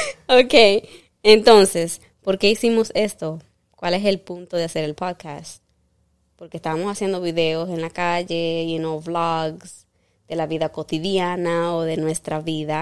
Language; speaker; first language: Spanish; early bilingual, heritage; Spanish